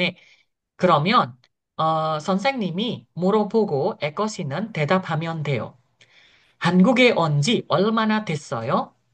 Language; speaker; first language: Korean; non-native, fluent; Indonesian